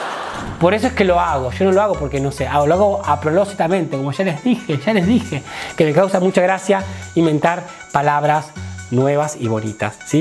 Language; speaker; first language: Spanish; native; Spanish